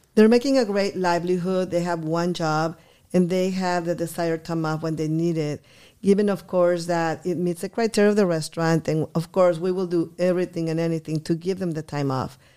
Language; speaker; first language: English; non-native, fluent; Spanish